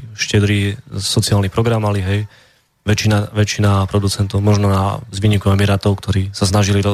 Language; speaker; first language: Slovak; native; Slovak